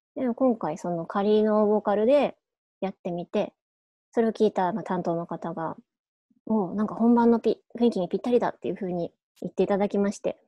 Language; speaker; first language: Japanese; native; Japanese